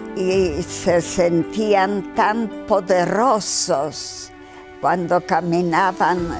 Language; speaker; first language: Spanish; non-native, fluent; Yiddish